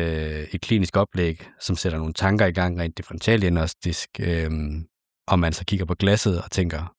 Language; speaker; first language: Danish; native; Danish